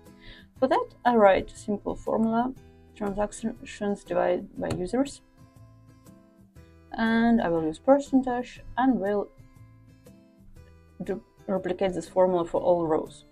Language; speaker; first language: English; non-native, fluent; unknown